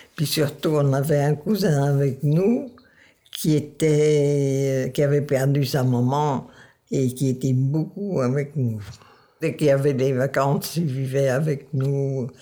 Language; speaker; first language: French; non-native, local second language; Dutch